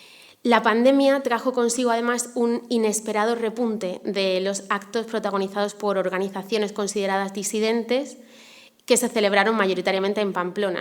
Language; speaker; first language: Spanish; native; Spanish